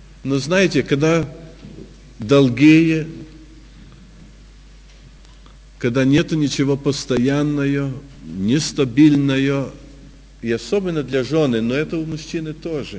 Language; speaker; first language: Russian; early bilingual, heritage; Russian